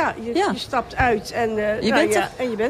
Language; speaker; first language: Dutch; native; Dutch